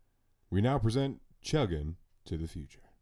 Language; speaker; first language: English; native; English